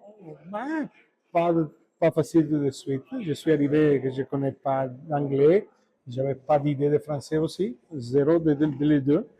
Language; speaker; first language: French; non-native, learner; Italian